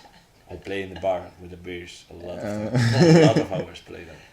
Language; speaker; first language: English; non-native, learner; Spanish